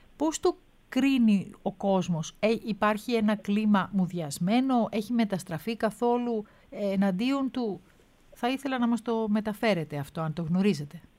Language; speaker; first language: Greek; native; Greek